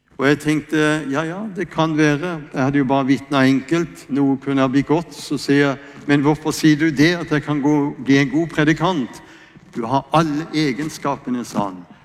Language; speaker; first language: Norwegian; native; Norwegian